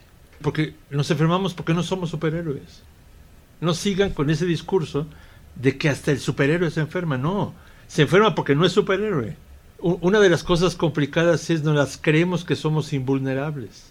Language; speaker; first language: Spanish; native; Spanish